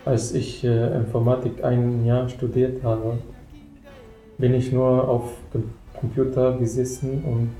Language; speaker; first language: German; non-native, fluent; Arabic